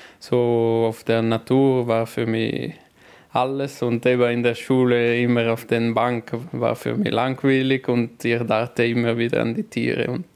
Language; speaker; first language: German; non-native, local second language; Italian